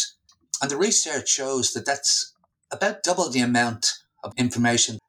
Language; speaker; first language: English; native; English